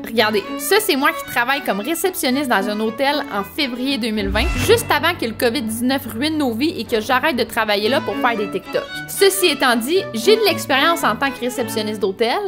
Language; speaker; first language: French; native; French